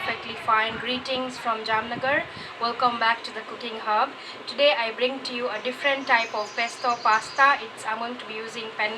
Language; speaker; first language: English; non-native, local second language; Gujarati